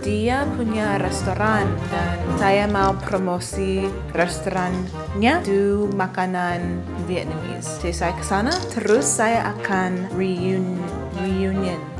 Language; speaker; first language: Indonesian; non-native, learner; English